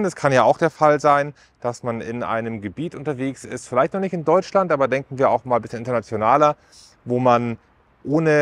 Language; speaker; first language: German; native; German